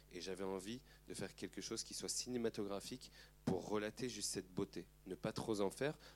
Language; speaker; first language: French; native; French